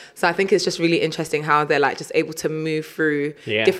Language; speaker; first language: English; native; English